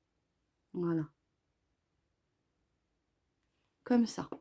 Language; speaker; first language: French; native; French